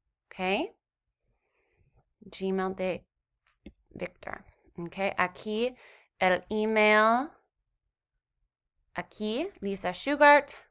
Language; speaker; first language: Spanish; non-native, learner; English